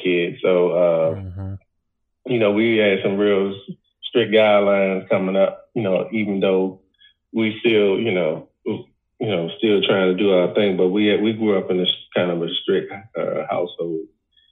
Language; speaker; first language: English; native; English